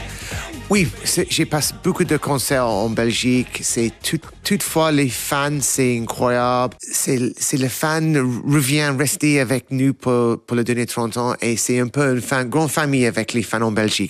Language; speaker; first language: French; non-native, learner; English